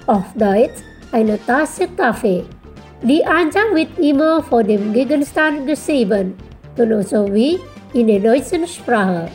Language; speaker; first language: German; non-native, fluent; Indonesian